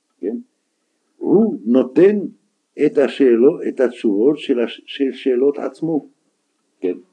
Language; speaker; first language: Hebrew; non-native, fluent; French